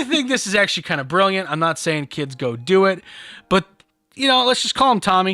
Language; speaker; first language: English; native; English